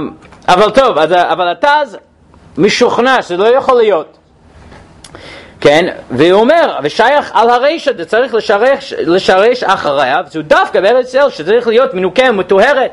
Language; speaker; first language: Hebrew; non-native, fluent; English